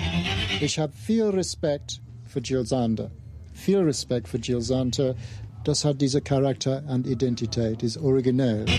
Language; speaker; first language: German; non-native, fluent; English